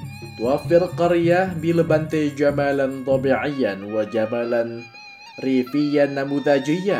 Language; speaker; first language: Arabic; non-native, fluent; Indonesian